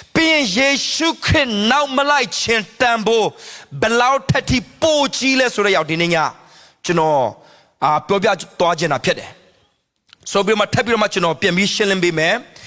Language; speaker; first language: Burmese; non-native, local second language; Hakha Chin